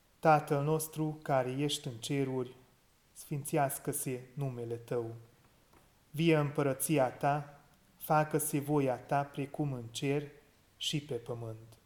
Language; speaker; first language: Romanian; non-native, local second language; Hungarian